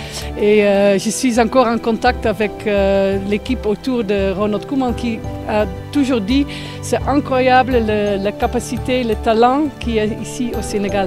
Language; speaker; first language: French; non-native, fluent; Dutch